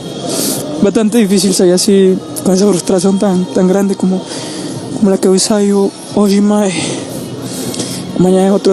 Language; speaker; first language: Portuguese; non-native, fluent; Spanish